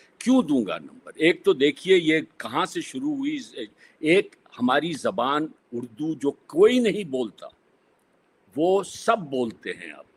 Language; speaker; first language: Urdu; native; Urdu